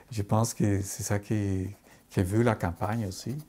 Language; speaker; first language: French; non-native, fluent; Spanish